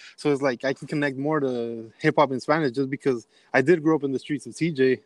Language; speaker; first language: English; early bilingual, other home language; Spanish